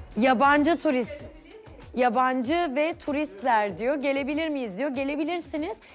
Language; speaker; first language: Turkish; native; Turkish